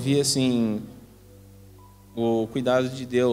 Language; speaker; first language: Portuguese; native; Portuguese